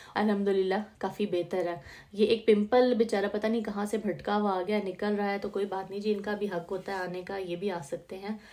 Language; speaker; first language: Urdu; native; Urdu